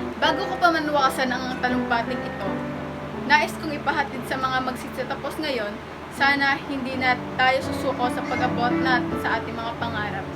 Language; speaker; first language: Filipino; native; Filipino